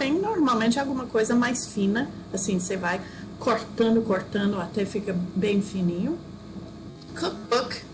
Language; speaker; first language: Portuguese; non-native, fluent; English